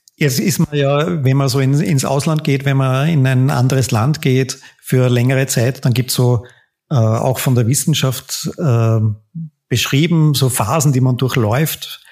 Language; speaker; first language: German; native; German